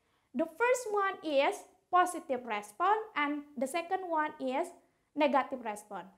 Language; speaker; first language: English; non-native, fluent; Indonesian